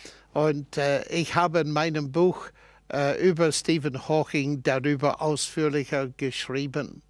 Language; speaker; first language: German; non-native, fluent; English